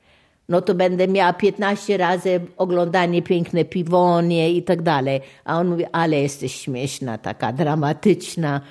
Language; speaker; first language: Polish; non-native, fluent; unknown